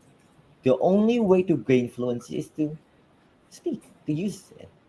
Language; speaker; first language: English; non-native, fluent; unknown